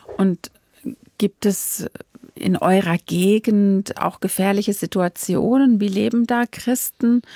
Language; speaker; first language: German; native; German